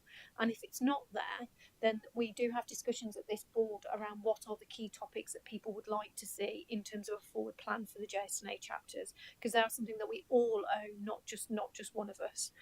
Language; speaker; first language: English; native; English